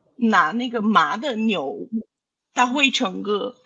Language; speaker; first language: Chinese; non-native, fluent; Portuguese